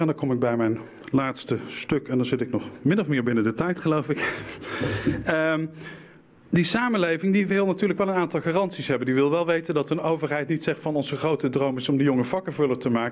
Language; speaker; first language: Dutch; native; Dutch